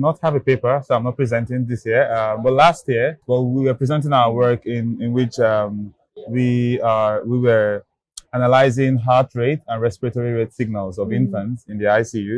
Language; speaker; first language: English; non-native, local second language; Igbo